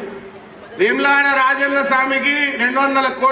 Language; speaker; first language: Telugu; native; Telugu